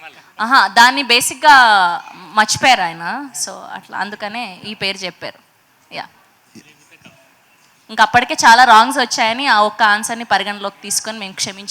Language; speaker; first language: Telugu; native; Telugu